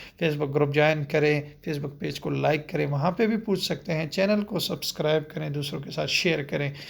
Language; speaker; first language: Urdu; non-native, local second language; Pashto